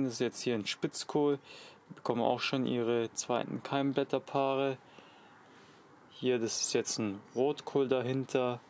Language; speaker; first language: German; native; German